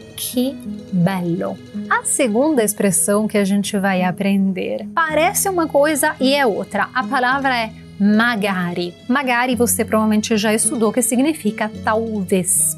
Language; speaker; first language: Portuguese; non-native, fluent; Italian